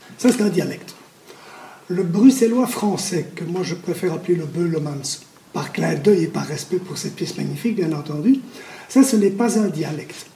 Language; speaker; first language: French; native; French